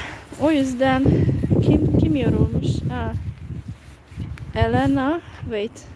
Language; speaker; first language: Turkish; non-native, fluent; Hungarian